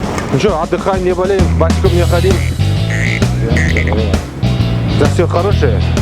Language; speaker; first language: Russian; non-native, local second language; Kazakh